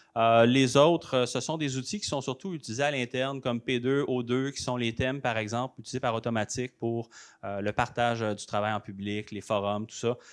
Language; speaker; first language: French; native; French